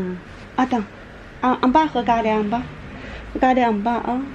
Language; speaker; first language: French; non-native, learner; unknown